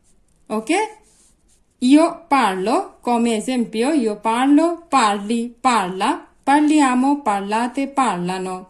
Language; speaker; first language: Italian; non-native, fluent; Bangla